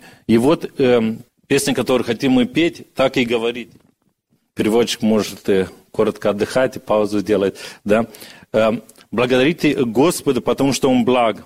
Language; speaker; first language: Russian; early bilingual, other home language; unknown